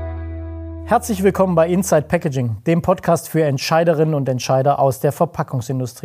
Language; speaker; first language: German; native; German